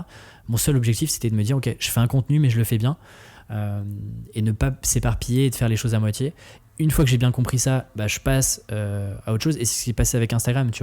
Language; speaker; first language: French; native; French